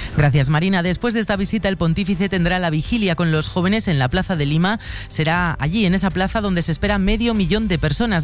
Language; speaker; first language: Spanish; native; Spanish